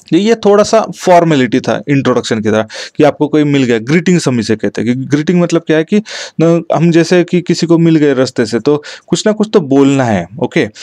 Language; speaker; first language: Hindi; non-native, local second language; Marathi